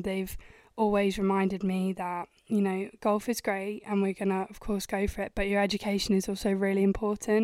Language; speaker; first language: English; native; English